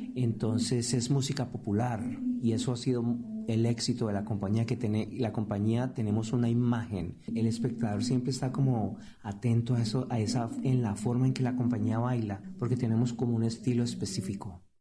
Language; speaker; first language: Spanish; native; Spanish